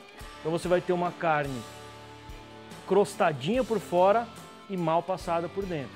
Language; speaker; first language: Portuguese; native; Portuguese